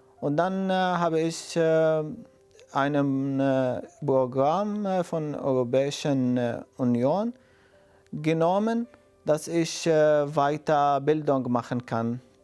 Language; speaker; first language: German; non-native, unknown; Arabic